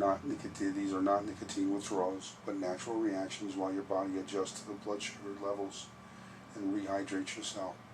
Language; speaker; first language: English; native; English